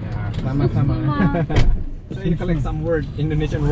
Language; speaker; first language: English; non-native, fluent; Indonesian